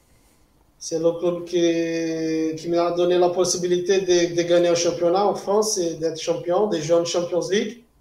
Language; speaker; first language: French; non-native, fluent; Portuguese